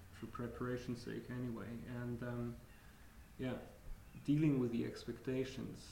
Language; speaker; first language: English; non-native, fluent; German